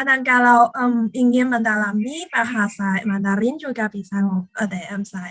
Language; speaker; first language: Indonesian; non-native, learner; Chinese